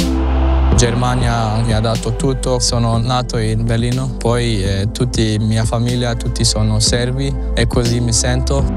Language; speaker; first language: Italian; non-native, learner; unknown